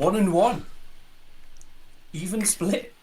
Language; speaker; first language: English; native; English